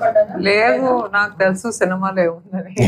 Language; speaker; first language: Telugu; non-native, fluent; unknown